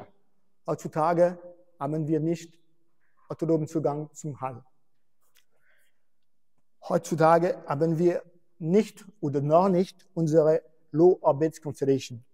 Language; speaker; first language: German; non-native, fluent; French